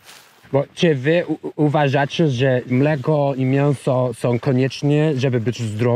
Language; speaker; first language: Polish; non-native, learner; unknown